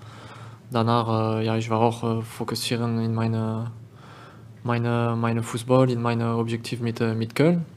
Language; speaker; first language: German; non-native, learner; French